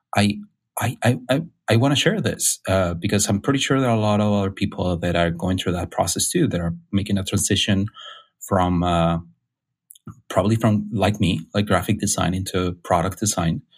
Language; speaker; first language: English; non-native, fluent; Spanish